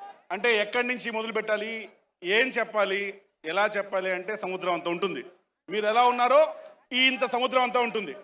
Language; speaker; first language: Telugu; native; Telugu